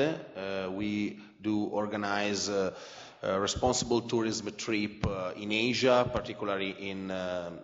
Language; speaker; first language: English; non-native, fluent; Italian